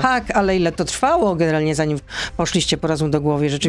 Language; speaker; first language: Polish; native; Polish